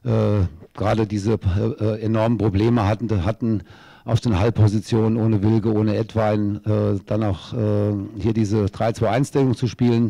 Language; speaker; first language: German; native; German